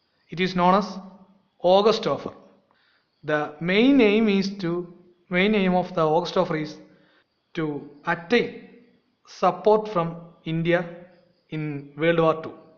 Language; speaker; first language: English; non-native, local second language; Malayalam